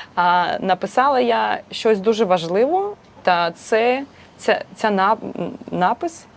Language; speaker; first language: Ukrainian; non-native, local second language; Russian